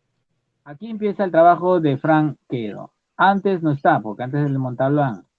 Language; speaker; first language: Spanish; native; Spanish